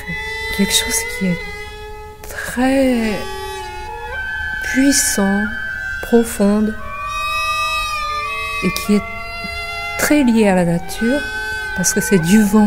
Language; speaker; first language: French; non-native, fluent; Japanese